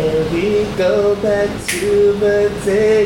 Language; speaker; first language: English; native; English